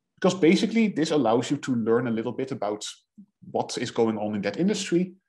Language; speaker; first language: English; non-native, fluent; Dutch